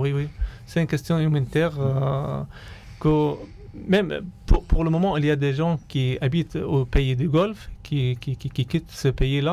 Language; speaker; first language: French; non-native, fluent; Arabic